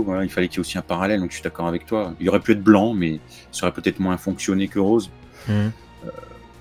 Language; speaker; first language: French; native; French